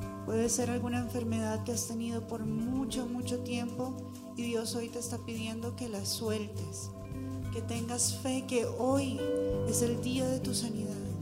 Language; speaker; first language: Spanish; native; Spanish